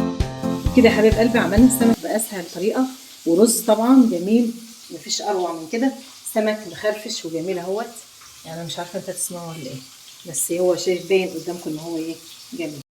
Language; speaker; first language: Arabic; native; Arabic